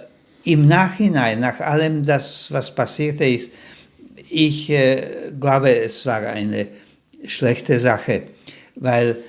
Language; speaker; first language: German; non-native, fluent; Slovak